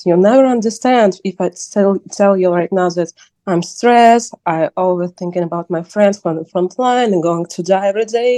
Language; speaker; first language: English; non-native, learner; Ukrainian